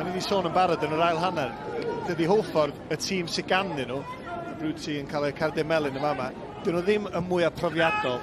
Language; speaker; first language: Welsh; native; Welsh